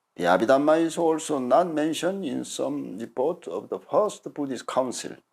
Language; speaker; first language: English; non-native, fluent; Korean